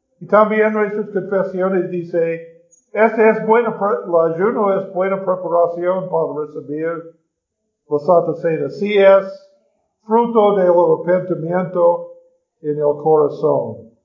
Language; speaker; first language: Spanish; non-native, learner; English